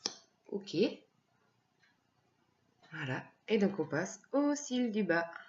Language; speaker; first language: French; native; French